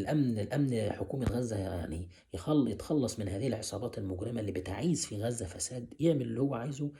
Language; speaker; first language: Arabic; native; Arabic